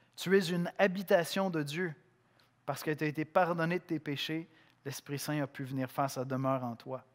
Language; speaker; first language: French; native; French